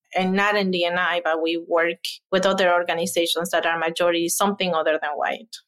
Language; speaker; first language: English; non-native, fluent; Spanish